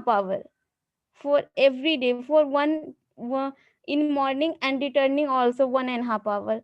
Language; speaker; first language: English; non-native, learner; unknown